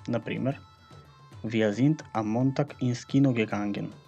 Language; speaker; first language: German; non-native, fluent; Macedonian